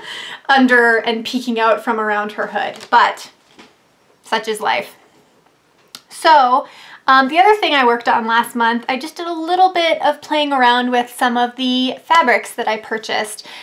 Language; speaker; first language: English; native; English